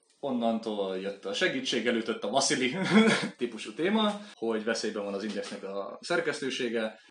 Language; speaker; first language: Hungarian; native; Hungarian